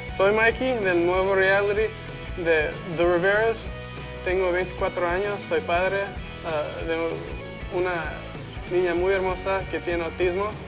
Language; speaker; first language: Spanish; early bilingual, heritage; Spanish